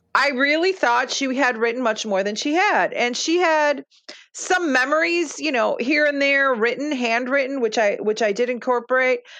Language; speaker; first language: English; early bilingual, other home language; Lithuanian